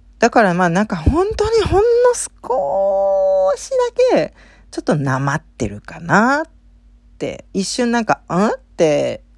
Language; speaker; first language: Japanese; native; Japanese